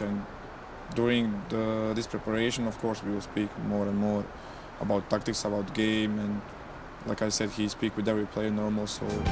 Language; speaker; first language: English; non-native, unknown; Croatian